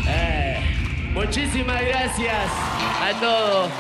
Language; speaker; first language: Spanish; native; Spanish